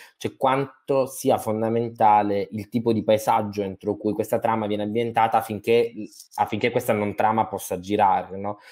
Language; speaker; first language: Italian; native; Italian